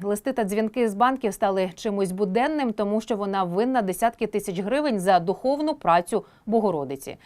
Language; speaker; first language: Ukrainian; native; Ukrainian